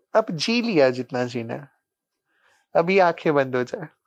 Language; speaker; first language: Hindi; non-native, local second language; Punjabi